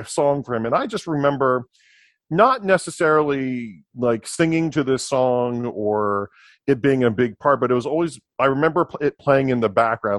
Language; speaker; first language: English; native; English